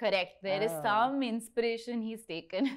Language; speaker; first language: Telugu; non-native, learner; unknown